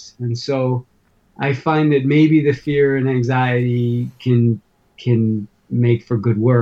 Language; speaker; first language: English; native; English